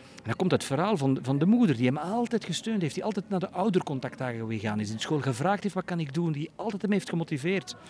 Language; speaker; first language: Dutch; native; Dutch